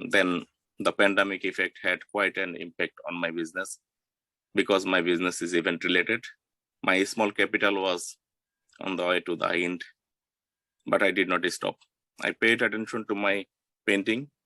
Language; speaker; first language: English; non-native, learner; Bangla